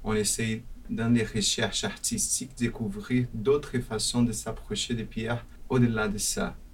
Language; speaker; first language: French; non-native, fluent; Portuguese